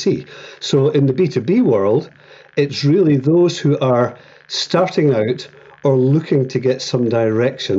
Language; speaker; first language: English; native; English